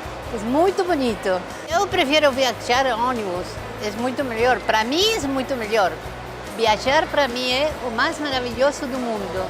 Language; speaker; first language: Portuguese; non-native, learner; Spanish